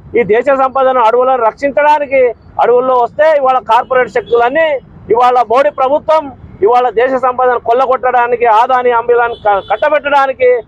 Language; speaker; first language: Telugu; non-native, local second language; Lambadi